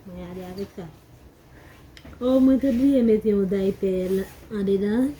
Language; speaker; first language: French; non-native, learner; Haitian Creole